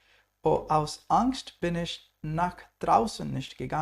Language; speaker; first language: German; non-native, fluent; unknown